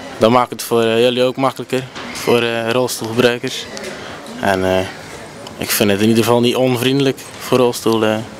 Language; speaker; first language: Dutch; native; Dutch